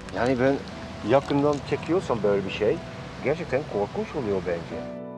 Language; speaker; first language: Turkish; non-native, fluent; Dutch